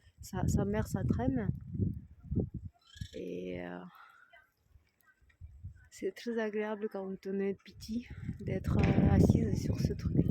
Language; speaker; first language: French; non-native, fluent; Russian